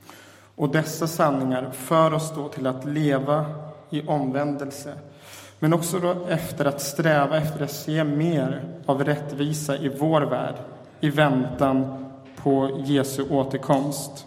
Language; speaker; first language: Swedish; native; Swedish